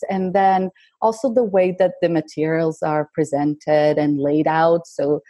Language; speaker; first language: English; non-native, fluent; Portuguese